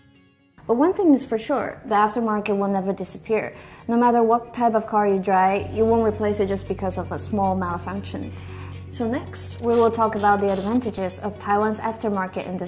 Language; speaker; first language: English; non-native, fluent; Chinese